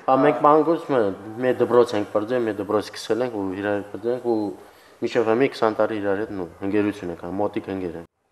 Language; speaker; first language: Armenian; early bilingual, heritage; Armenian